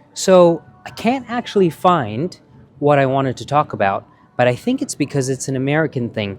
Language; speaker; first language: English; native; English